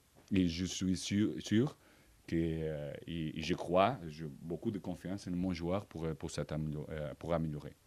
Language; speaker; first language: French; non-native, fluent; Portuguese